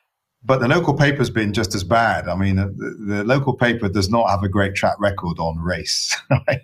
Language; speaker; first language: English; native; English